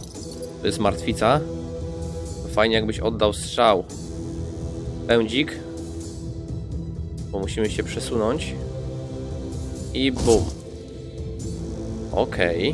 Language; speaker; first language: Polish; native; Polish